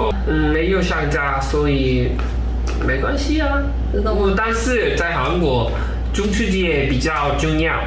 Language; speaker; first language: Chinese; non-native, learner; Korean